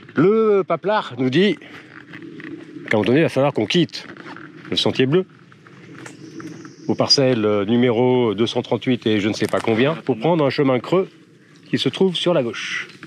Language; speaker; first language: French; native; French